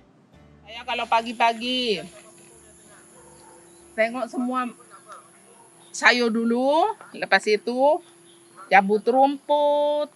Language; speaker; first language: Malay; non-native, fluent; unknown